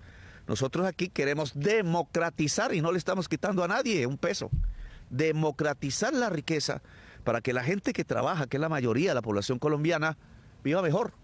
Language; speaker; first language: Spanish; native; Spanish